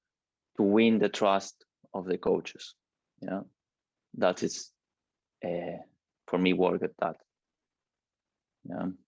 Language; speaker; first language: English; non-native, learner; Spanish